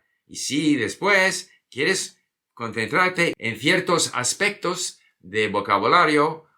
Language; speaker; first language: Spanish; non-native, fluent; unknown